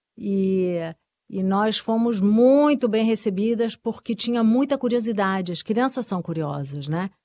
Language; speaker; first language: Portuguese; early bilingual, other home language; Spanish